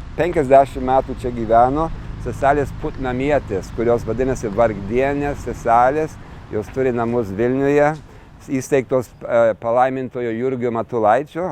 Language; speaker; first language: Lithuanian; early bilingual, heritage; Lithuanian